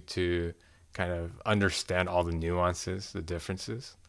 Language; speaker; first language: English; early bilingual, other home language; Korean